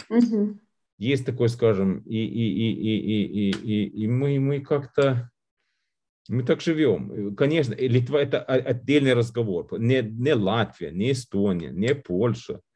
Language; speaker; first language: Russian; non-native, fluent; Lithuanian